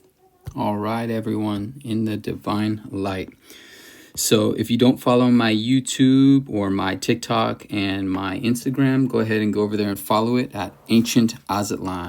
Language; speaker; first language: English; native; English